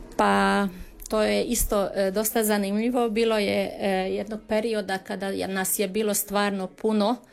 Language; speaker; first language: Serbian; early bilingual, heritage; Croatian